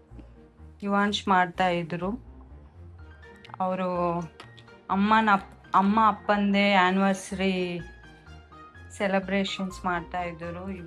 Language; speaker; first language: Kannada; non-native, learner; Telugu